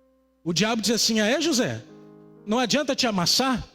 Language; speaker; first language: Portuguese; native; Portuguese